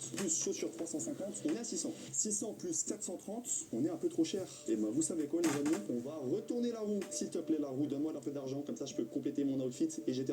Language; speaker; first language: French; native; French